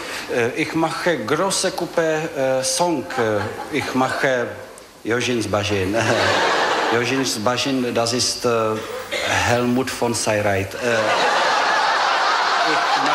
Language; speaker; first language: German; non-native, learner; Czech